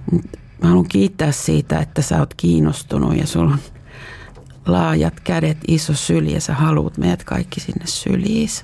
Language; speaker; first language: Finnish; native; Finnish